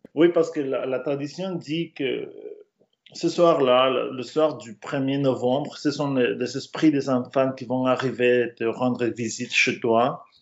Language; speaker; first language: French; non-native, fluent; Spanish